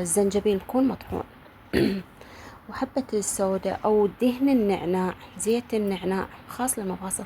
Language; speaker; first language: Arabic; native; Arabic